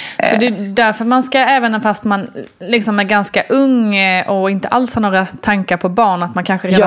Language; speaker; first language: Swedish; native; Swedish